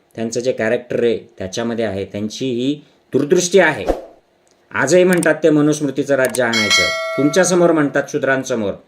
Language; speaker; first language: Marathi; non-native, local second language; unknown